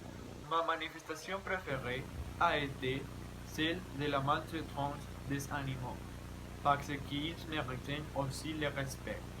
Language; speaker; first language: French; non-native, learner; Spanish